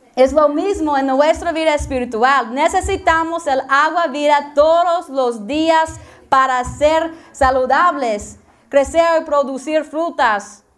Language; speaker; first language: Spanish; non-native, learner; English